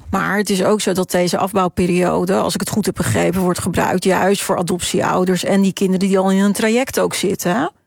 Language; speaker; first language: Dutch; native; Dutch